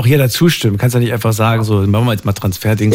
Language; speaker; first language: German; native; German